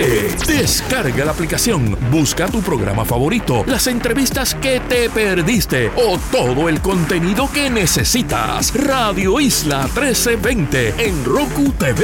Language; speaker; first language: Spanish; native; Spanish